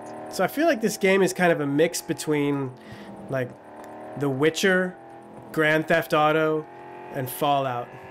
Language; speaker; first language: English; native; English